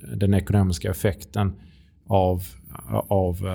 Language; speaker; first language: Swedish; native; Swedish